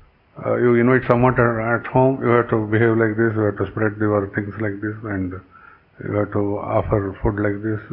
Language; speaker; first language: English; non-native, local second language; Kannada